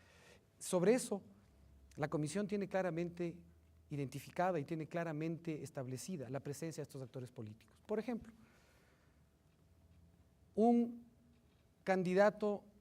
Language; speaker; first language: Spanish; native; Spanish